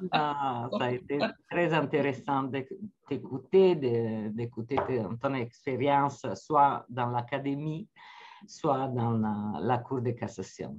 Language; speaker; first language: French; non-native, fluent; Italian